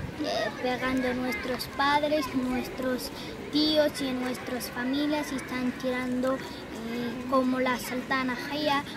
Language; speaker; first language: Spanish; non-native, learner; Arabic